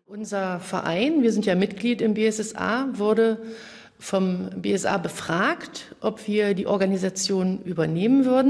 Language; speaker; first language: German; native; German